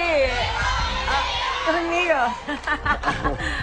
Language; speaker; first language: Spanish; non-native, learner; English